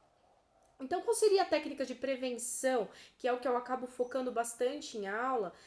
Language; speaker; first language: Portuguese; native; Portuguese